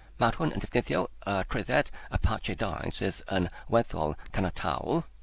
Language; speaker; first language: Welsh; non-native, learner; Polish